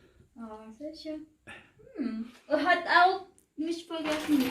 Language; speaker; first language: German; non-native, learner; Filipino